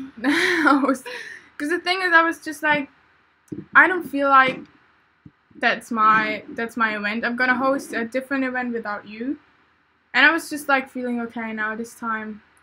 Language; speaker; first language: English; non-native, fluent; German